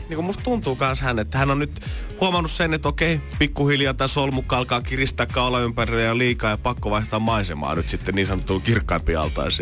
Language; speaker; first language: Finnish; native; Finnish